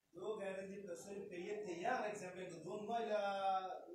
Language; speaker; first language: French; non-native, learner; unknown